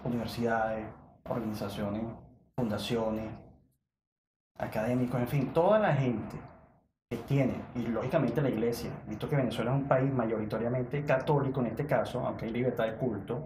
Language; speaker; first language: Spanish; native; Spanish